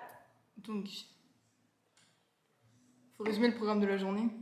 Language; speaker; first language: French; native; French